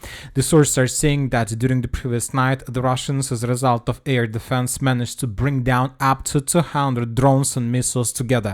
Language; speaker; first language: English; non-native, fluent; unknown